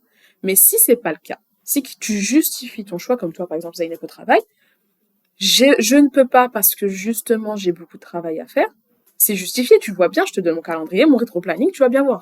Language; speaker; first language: French; native; French